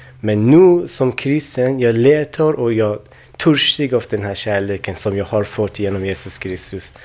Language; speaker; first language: Swedish; non-native, learner; Persian